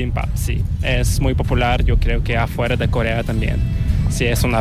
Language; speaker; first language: Spanish; non-native, fluent; Korean